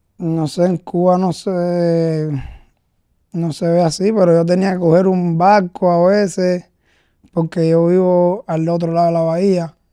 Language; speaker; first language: Spanish; native; Spanish